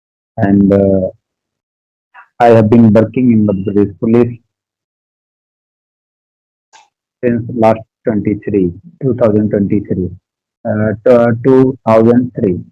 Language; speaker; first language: English; non-native, learner; Hindi